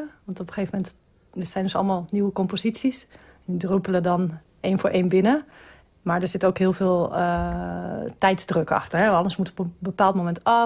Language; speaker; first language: Dutch; native; Dutch